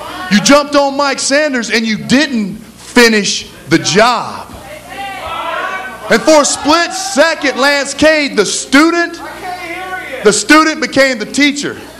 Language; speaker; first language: English; native; English